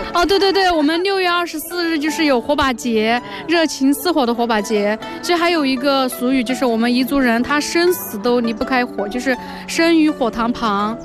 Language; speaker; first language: Chinese; non-native, local second language; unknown